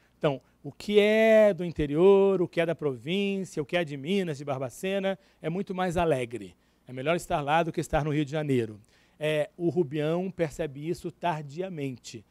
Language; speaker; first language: Portuguese; native; Portuguese